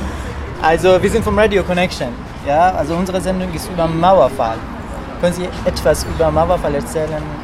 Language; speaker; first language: German; non-native, learner; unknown